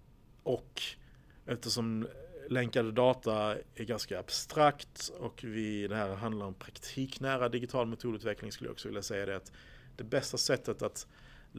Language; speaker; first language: Swedish; native; Swedish